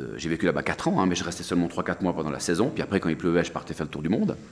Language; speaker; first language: French; native; French